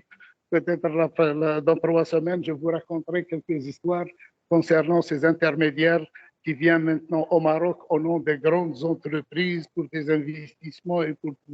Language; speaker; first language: French; non-native, local second language; Arabic